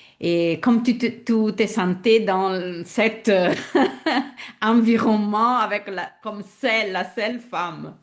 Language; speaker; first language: French; non-native, fluent; Italian